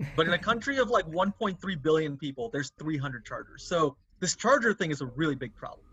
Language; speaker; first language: English; non-native, local second language; Tamil